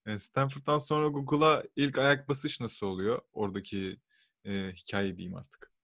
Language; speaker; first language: Turkish; native; Turkish